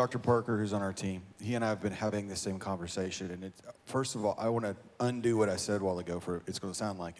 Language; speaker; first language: English; native; English